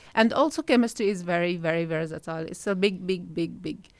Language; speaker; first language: English; non-native, fluent; Arabic